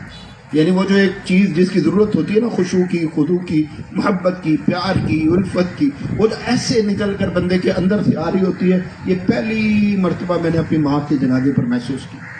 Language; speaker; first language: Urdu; non-native, local second language; Punjabi